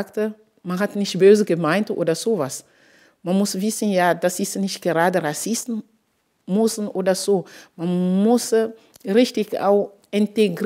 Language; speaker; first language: German; non-native, fluent; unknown